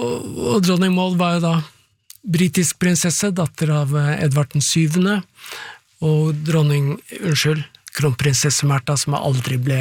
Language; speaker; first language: Norwegian; native; Norwegian